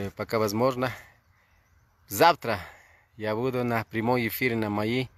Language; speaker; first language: Russian; non-native, learner; Spanish